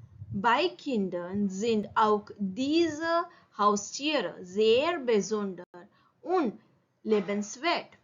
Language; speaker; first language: German; non-native, learner; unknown